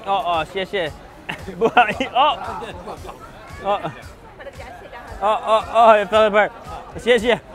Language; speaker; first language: Chinese; non-native, learner; English